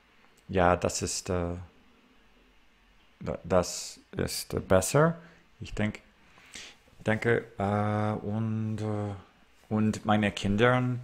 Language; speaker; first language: German; non-native, learner; English